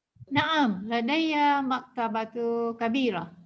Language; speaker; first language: Arabic; non-native, learner; Malay